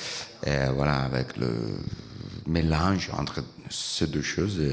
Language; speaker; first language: French; non-native, learner; Italian